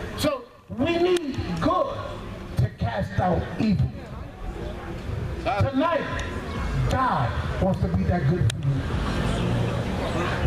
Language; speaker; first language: English; early bilingual, other home language; Spanish